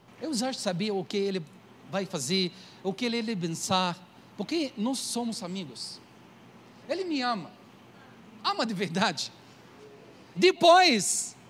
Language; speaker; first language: Portuguese; non-native, learner; Arabic